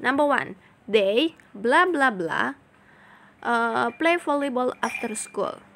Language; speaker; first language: English; non-native, fluent; Indonesian